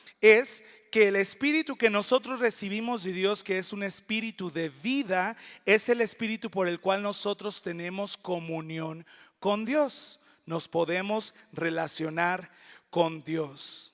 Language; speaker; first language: Spanish; native; Spanish